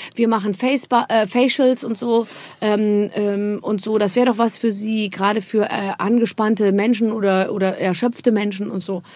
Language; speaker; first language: German; native; German